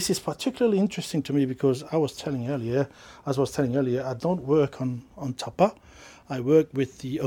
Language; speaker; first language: English; non-native, fluent; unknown